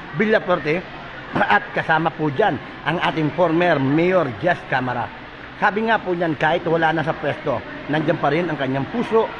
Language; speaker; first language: Filipino; non-native, local second language; Bikol